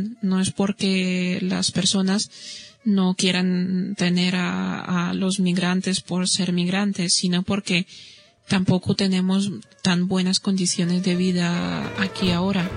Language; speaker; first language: Spanish; non-native, fluent; Bosnian